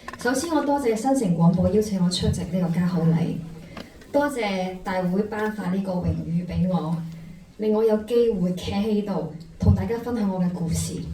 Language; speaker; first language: Cantonese; non-native, fluent; Chinese